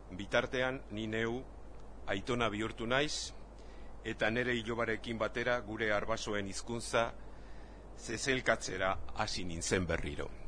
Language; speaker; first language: Basque; non-native, local second language; Spanish